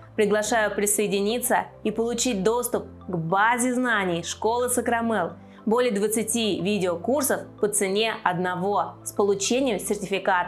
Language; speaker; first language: Russian; native; Russian